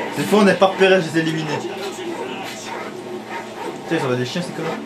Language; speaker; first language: French; native; French